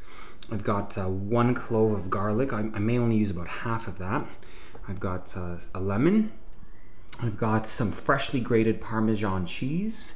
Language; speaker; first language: English; native; English